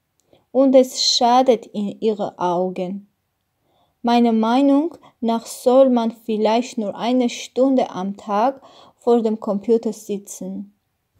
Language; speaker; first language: German; non-native, learner; Armenian